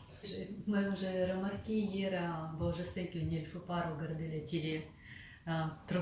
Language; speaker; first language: French; non-native, learner; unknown